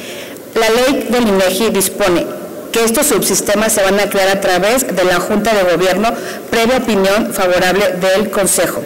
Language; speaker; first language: Spanish; native; Spanish